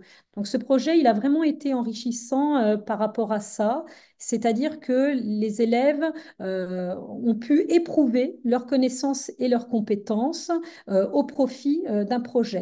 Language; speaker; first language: French; native; French